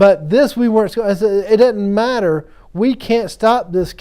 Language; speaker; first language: English; native; English